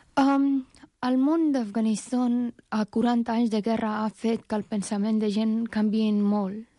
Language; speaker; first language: Catalan; non-native, fluent; Persian